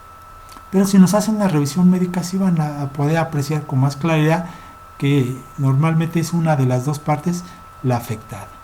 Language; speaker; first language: Spanish; native; Spanish